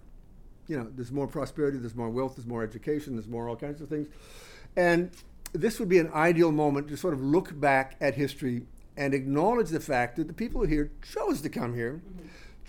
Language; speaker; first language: English; native; English